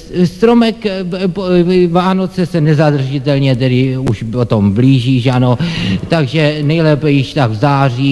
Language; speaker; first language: Czech; native; Czech